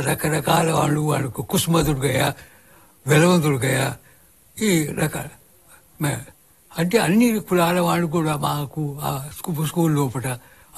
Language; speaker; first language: Telugu; non-native, local second language; Marathi